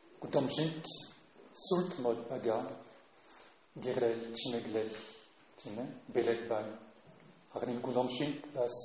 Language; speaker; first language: Mongolian; non-native, fluent; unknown